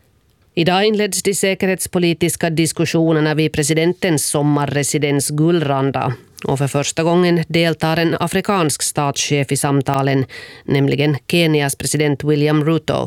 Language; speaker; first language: Swedish; native; Swedish